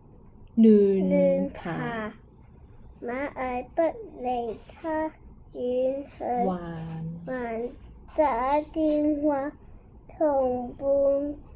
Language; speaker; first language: Chinese; non-native, local second language; Cantonese